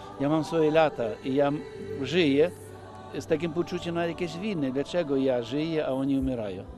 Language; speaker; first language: Polish; non-native, fluent; Ukrainian